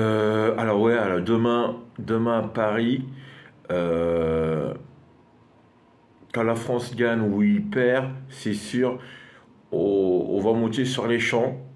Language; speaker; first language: French; non-native, fluent; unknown